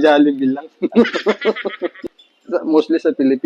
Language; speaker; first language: Filipino; native; Filipino